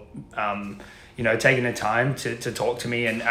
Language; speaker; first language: English; native; English